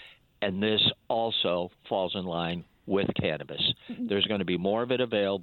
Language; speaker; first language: English; native; English